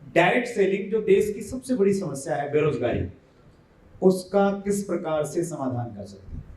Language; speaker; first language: Hindi; native; Hindi